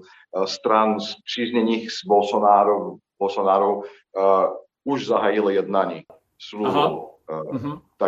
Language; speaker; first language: Czech; non-native, fluent; Portuguese